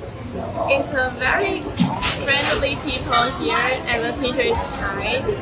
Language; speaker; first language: English; non-native, learner; Chinese